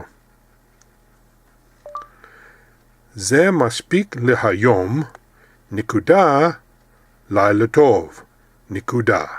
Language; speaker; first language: Hebrew; non-native, learner; English